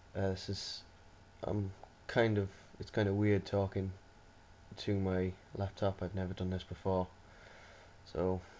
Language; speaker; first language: English; native; English